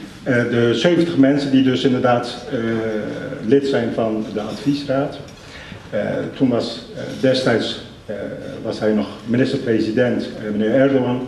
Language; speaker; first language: Dutch; early bilingual, other home language; Turkish